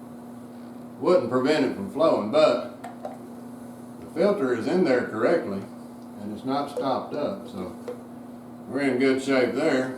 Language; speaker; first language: English; native; English